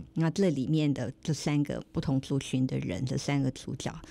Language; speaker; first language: Chinese; native; Chinese